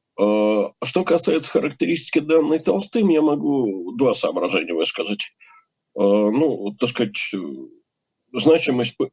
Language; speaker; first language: Russian; native; Russian